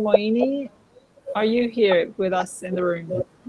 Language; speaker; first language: English; non-native, fluent; Persian